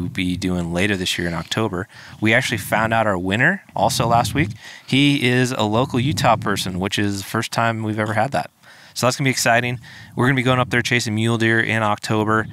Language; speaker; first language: English; native; English